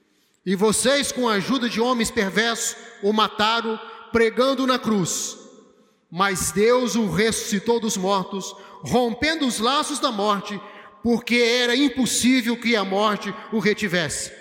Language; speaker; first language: Portuguese; native; Portuguese